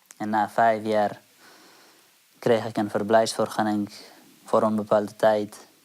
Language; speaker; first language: Dutch; non-native, fluent; Persian